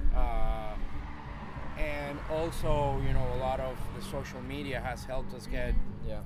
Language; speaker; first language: English; non-native, fluent; Spanish